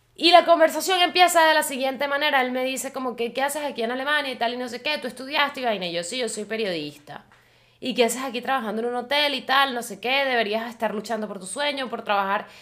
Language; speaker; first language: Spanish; native; Spanish